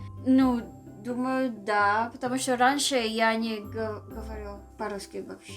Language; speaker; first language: Russian; non-native, learner; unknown